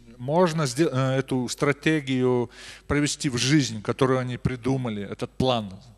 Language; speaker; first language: Russian; native; Russian